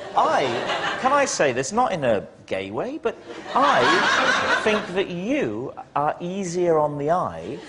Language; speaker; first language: English; native; English